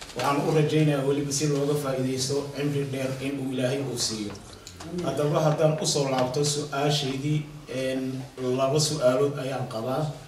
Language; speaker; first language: Somali; native; Somali